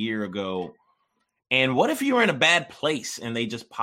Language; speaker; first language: English; early bilingual, other home language; Yoruba